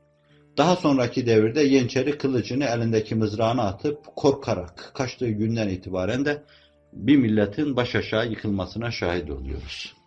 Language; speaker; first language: Turkish; native; Turkish